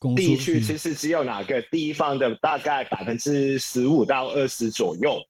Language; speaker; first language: Chinese; non-native, local second language; Cantonese